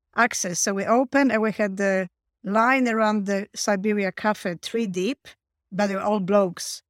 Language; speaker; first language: English; non-native, fluent; Polish